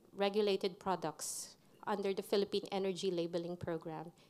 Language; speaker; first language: English; non-native, local second language; Filipino